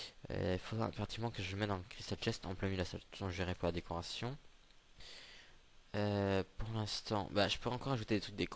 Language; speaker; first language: French; native; French